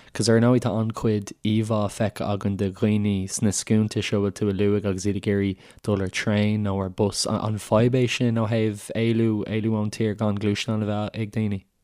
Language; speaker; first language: Irish; native; Irish